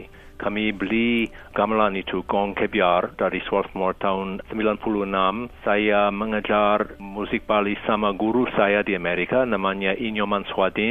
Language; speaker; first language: Indonesian; non-native, fluent; English